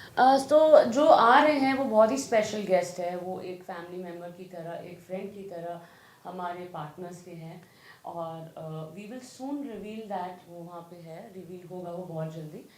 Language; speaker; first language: Hindi; native; Hindi